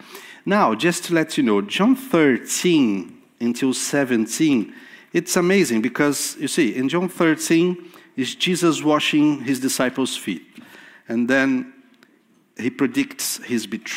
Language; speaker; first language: English; non-native, fluent; Portuguese